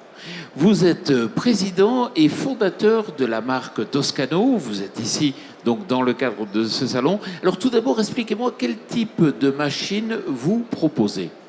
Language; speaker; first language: French; native; French